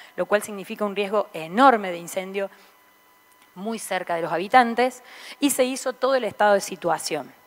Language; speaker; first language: Spanish; native; Spanish